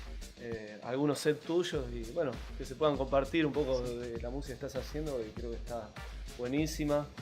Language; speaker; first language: Spanish; native; Spanish